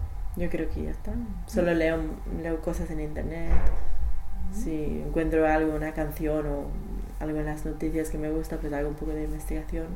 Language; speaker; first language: Spanish; non-native, learner; English